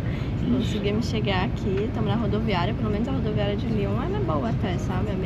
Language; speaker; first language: Portuguese; native; Portuguese